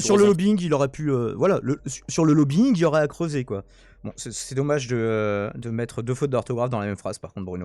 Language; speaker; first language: French; native; French